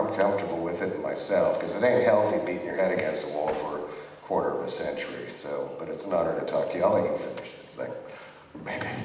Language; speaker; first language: English; native; English